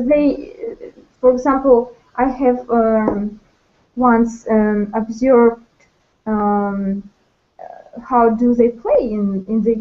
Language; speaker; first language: English; non-native, learner; Russian